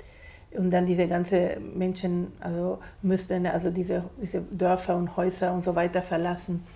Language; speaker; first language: German; non-native, fluent; Spanish